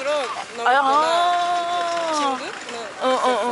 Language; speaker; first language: Korean; non-native, learner; Japanese